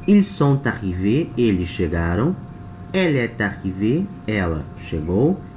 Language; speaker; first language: French; non-native, fluent; Portuguese